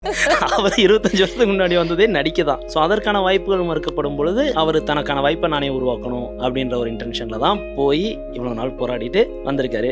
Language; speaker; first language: Tamil; native; Tamil